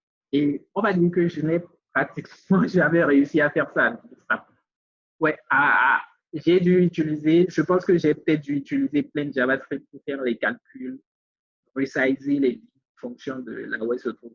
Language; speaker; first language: French; native; French